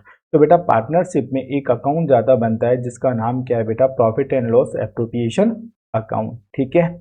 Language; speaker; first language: Hindi; native; Hindi